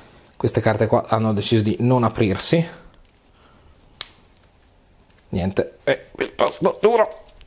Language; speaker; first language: Italian; native; Italian